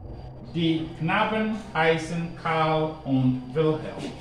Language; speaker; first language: German; non-native, learner; Akan